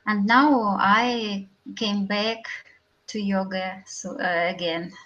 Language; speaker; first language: English; non-native, learner; Russian